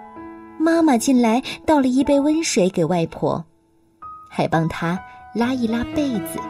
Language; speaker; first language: Chinese; native; Chinese